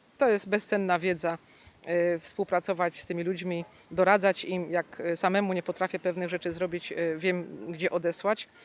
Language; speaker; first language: Polish; native; Polish